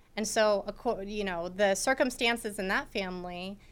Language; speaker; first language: English; native; English